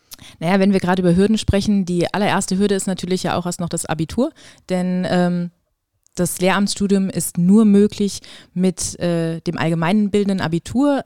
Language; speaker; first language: German; native; German